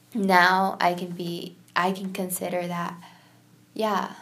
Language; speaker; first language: English; native; English